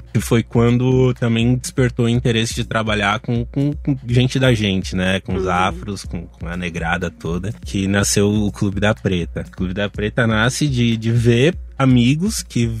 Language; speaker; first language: Portuguese; native; Portuguese